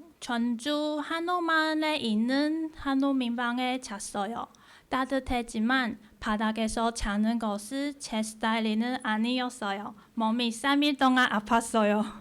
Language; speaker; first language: Korean; non-native, fluent; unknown